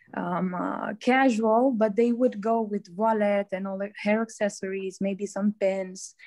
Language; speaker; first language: English; non-native, fluent; Romanian